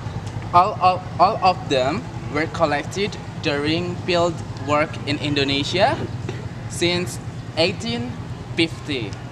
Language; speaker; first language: English; non-native, learner; Indonesian